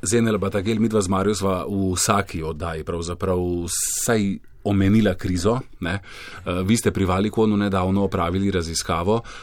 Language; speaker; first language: Slovenian; native; Slovenian